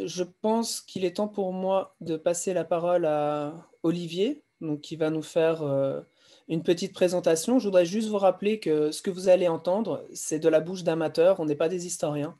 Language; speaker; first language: French; native; French